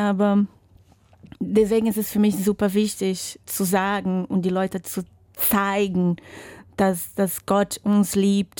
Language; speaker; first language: German; non-native, fluent; Portuguese